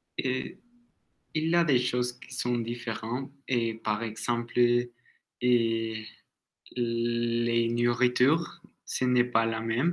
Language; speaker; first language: French; non-native, learner; Spanish